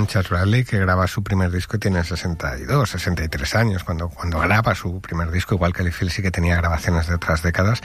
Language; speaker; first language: Spanish; native; Spanish